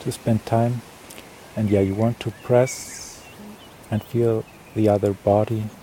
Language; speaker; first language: English; non-native, fluent; German